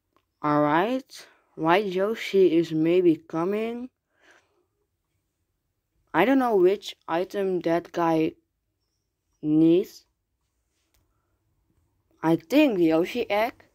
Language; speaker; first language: English; non-native, learner; Dutch